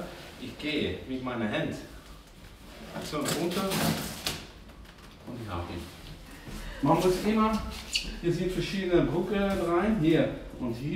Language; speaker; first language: German; non-native, fluent; Dutch